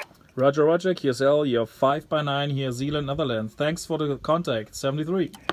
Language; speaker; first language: English; non-native, fluent; German